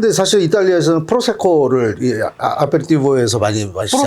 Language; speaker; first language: Korean; native; Korean